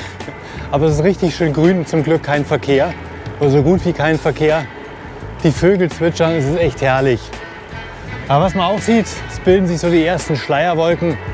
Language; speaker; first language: German; native; German